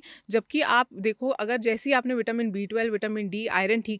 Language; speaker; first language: Hindi; native; Hindi